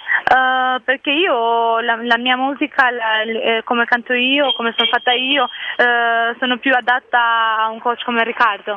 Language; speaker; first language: Italian; non-native, fluent; Albanian